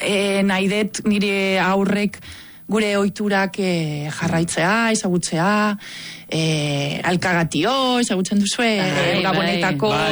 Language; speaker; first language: Basque; non-native, local second language; Catalan